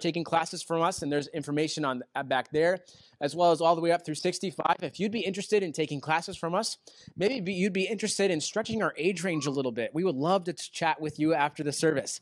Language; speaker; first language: English; native; English